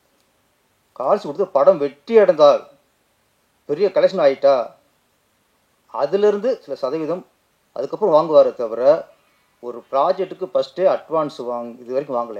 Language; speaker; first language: Tamil; native; Tamil